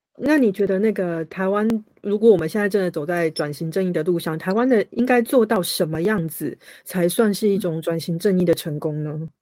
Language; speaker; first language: Chinese; native; Chinese